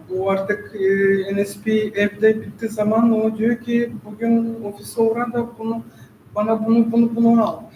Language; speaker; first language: Turkish; non-native, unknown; Russian